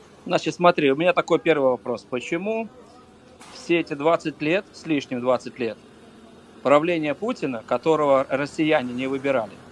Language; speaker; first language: Russian; native; Russian